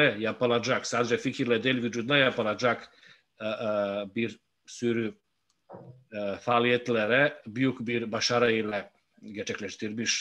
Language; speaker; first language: Turkish; non-native, fluent; Bosnian